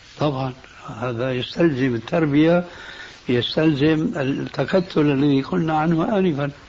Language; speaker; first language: Arabic; early bilingual, other home language; Albanian